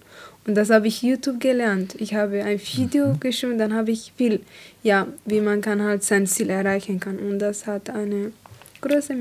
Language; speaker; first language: German; non-native, learner; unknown